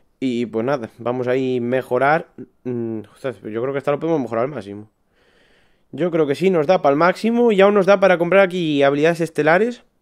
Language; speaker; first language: Spanish; native; Spanish